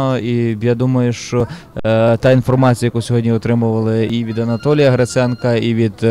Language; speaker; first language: Ukrainian; native; Ukrainian